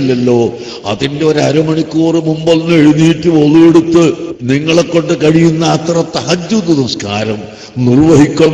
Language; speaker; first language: Malayalam; native; Malayalam